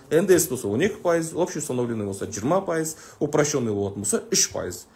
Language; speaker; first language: Russian; non-native, local second language; Kazakh